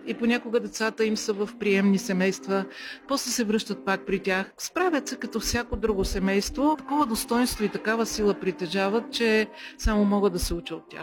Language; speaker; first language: Bulgarian; native; Bulgarian